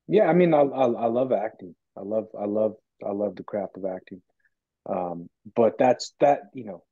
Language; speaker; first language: English; native; English